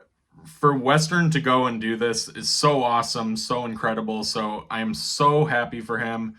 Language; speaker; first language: English; native; English